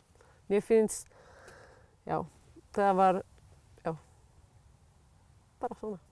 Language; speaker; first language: Icelandic; non-native, learner; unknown